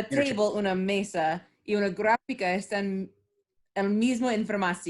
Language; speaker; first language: Spanish; non-native, learner; English